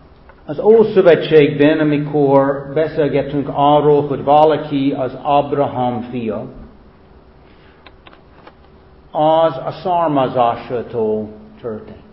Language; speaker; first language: Hungarian; non-native, fluent; English